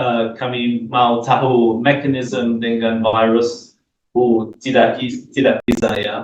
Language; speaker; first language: Indonesian; non-native, learner; English